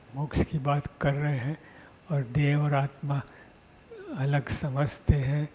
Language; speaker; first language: Hindi; non-native, local second language; Gujarati